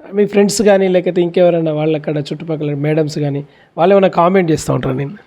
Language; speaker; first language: Telugu; native; Telugu